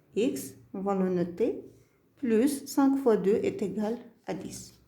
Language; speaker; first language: French; non-native, local second language; Arabic